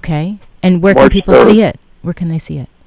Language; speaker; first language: English; native; English